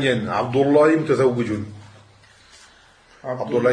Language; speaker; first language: Arabic; non-native, fluent; French